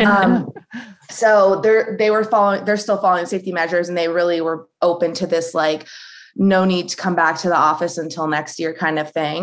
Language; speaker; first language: English; native; English